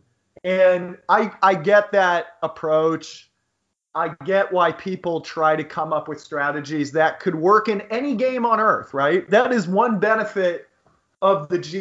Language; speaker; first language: English; native; English